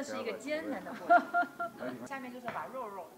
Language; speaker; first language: Chinese; native; Chinese